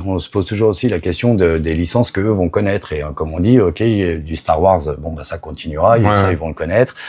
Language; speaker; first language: French; native; French